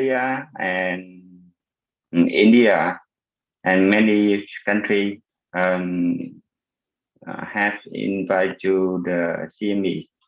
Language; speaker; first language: English; non-native, fluent; Vietnamese